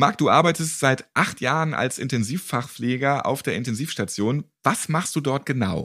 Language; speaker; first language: German; native; German